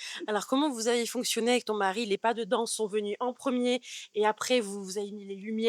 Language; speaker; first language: French; native; French